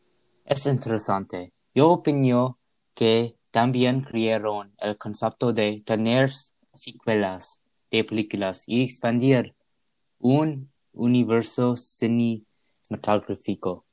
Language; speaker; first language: Spanish; non-native, learner; English